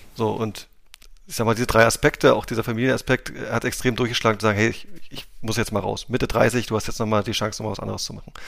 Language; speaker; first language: German; native; German